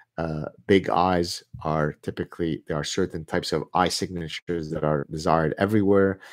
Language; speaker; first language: English; early bilingual, other home language; Arabic